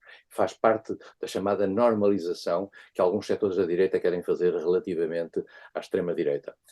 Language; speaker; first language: Portuguese; native; Portuguese